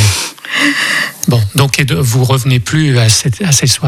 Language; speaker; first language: French; native; French